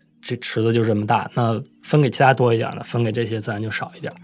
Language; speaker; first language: Chinese; native; Chinese